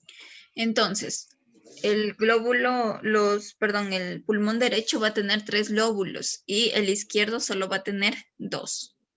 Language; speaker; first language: Spanish; native; Spanish